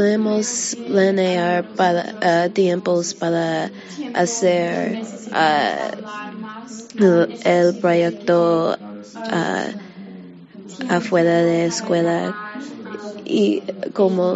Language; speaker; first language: Spanish; early bilingual, heritage; Spanish